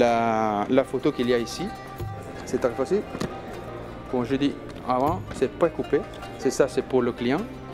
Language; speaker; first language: French; non-native, learner; Spanish